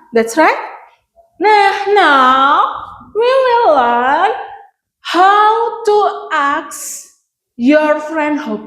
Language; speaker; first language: English; non-native, learner; Indonesian